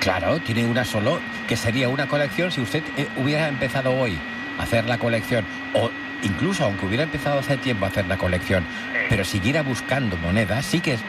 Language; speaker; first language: Spanish; native; Spanish